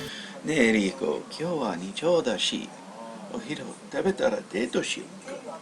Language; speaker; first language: Japanese; non-native, learner; English